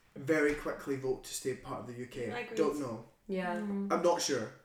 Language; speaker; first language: English; native; English